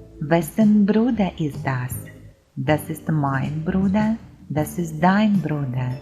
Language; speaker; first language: German; non-native, fluent; Ukrainian